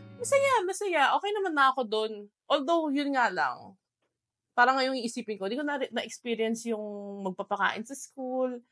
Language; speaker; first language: Filipino; native; Filipino